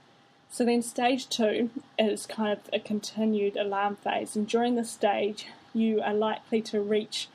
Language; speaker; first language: English; native; English